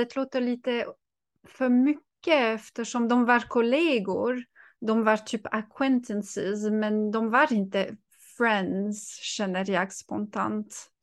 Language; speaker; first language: Swedish; non-native, fluent; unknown